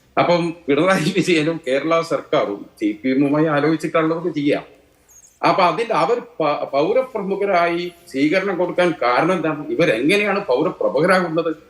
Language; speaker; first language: Malayalam; native; Malayalam